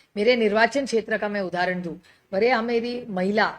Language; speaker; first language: Hindi; non-native, local second language; Marathi